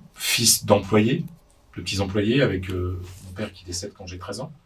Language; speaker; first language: French; native; French